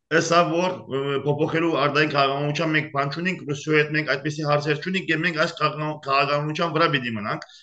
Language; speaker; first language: Armenian; early bilingual, heritage; Armenian